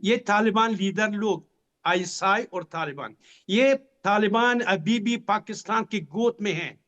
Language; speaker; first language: Hindi; non-native, fluent; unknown